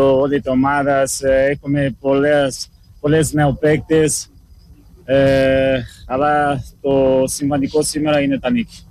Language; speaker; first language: Greek; non-native, learner; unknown